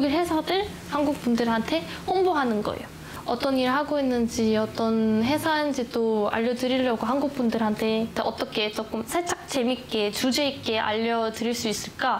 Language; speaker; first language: Korean; non-native, fluent; German